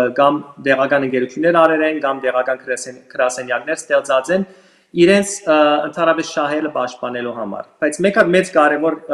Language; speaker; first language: Armenian; early bilingual, heritage; Armenian